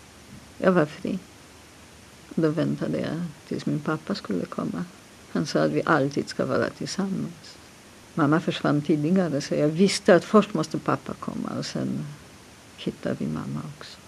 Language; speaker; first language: Swedish; non-native, fluent; Polish